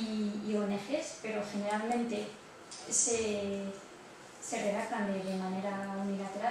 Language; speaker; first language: Spanish; native; Spanish